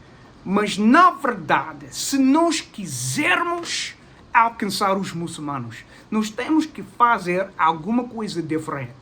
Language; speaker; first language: Portuguese; non-native, fluent; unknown